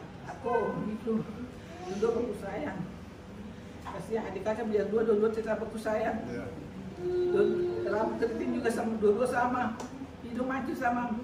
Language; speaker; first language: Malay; non-native, local second language; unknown